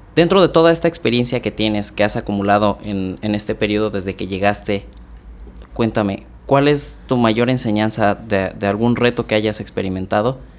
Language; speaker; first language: Spanish; native; Spanish